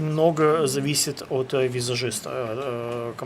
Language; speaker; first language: Russian; native; Russian